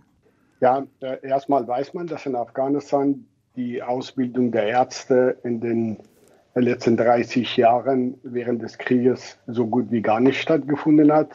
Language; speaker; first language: German; non-native, fluent; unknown